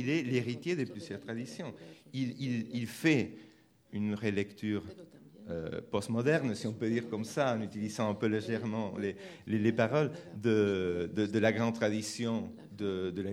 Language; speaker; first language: French; non-native, fluent; Spanish